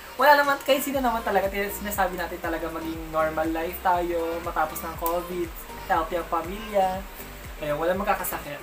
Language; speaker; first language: Filipino; native; Filipino